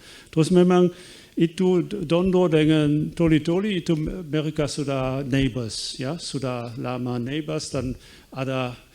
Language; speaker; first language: Indonesian; non-native, fluent; German